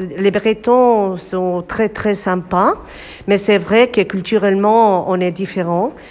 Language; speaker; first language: French; non-native, fluent; Basque